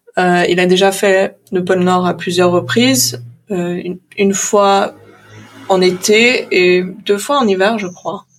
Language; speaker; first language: French; early bilingual, other home language; English